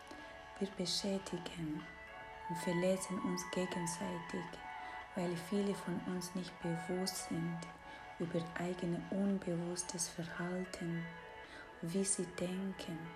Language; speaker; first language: German; non-native, fluent; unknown